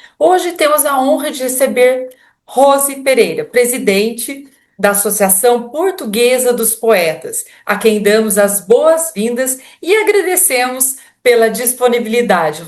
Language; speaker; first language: Portuguese; native; Portuguese